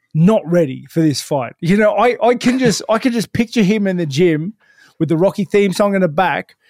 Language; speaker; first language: English; native; English